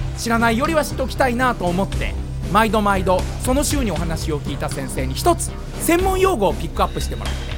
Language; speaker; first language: Japanese; native; Japanese